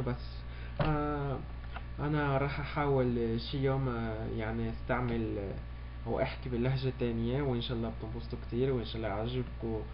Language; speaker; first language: Arabic; early bilingual, heritage; Arabic